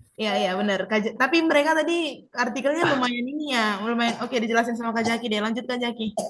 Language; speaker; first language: Indonesian; native; Indonesian